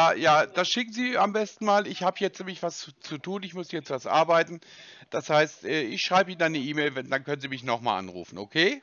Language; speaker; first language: German; native; German